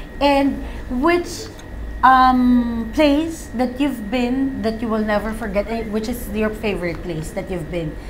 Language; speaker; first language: English; non-native, local second language; Filipino